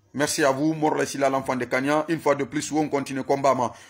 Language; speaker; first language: French; non-native, local second language; Susu